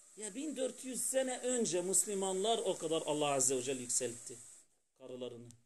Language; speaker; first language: Turkish; non-native, fluent; Arabic